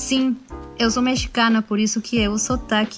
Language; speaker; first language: Portuguese; non-native, fluent; Spanish